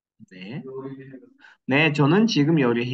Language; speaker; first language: Korean; non-native, fluent; Kyrgyz